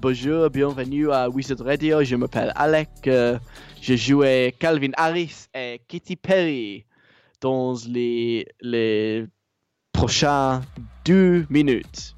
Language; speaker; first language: French; non-native, learner; English